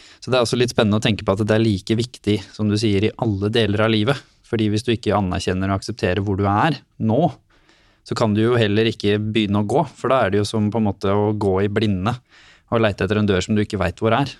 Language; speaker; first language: Norwegian; native; Norwegian